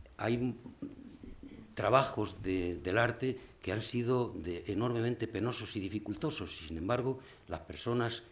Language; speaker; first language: Spanish; native; Spanish